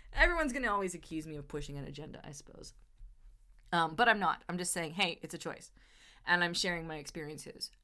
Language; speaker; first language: English; native; English